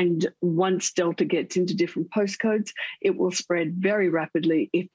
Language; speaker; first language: English; native; English